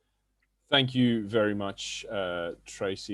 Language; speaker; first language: English; native; English